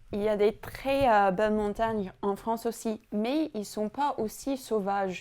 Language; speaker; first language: French; non-native, fluent; English